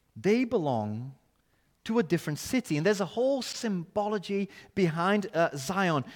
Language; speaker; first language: English; non-native, fluent; Portuguese